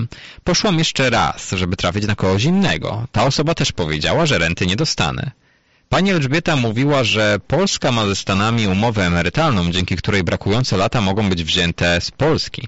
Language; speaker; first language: Polish; native; Polish